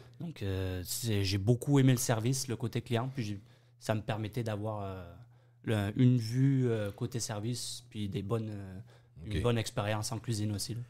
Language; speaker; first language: French; native; French